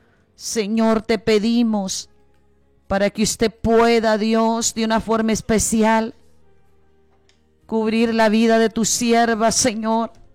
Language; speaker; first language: Spanish; native; Spanish